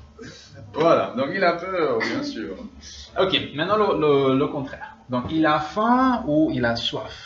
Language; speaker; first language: French; non-native, fluent; English